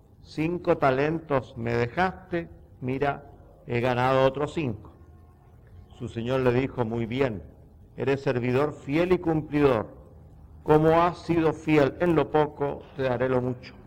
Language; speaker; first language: Spanish; native; Spanish